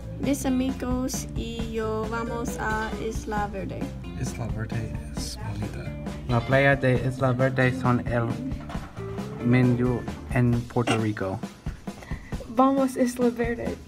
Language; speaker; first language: Spanish; non-native, learner; English